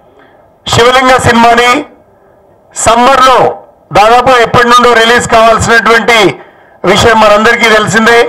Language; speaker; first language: Telugu; native; Telugu